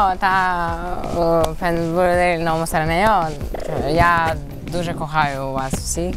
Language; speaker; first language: Korean; non-native, learner; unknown